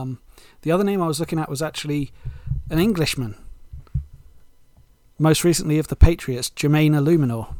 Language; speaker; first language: English; native; English